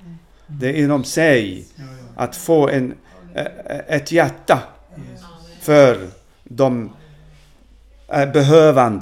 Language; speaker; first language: Swedish; non-native, fluent; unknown